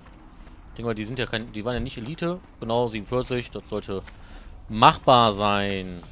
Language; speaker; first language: German; native; German